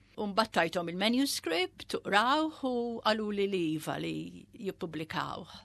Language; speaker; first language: Maltese; early bilingual, heritage; Maltese